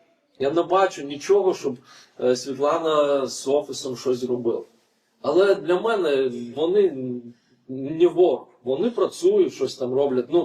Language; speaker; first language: Ukrainian; non-native, fluent; Lithuanian